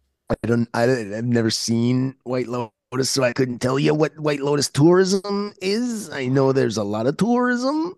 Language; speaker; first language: English; native; English